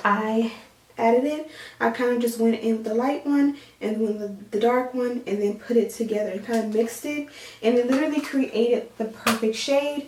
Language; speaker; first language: English; native; English